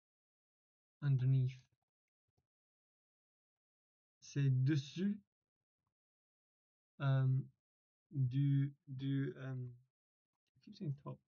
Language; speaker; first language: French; non-native, learner; English